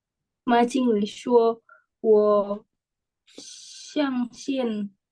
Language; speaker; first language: Chinese; non-native, learner; Indonesian